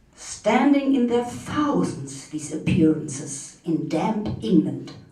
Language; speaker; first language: English; non-native, fluent; German